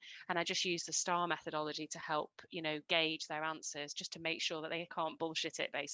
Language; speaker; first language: English; native; English